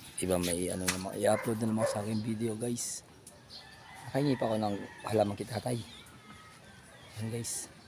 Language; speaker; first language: Filipino; non-native, local second language; Bikol